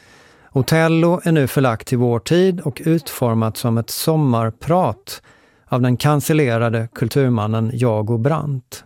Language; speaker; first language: Swedish; native; Swedish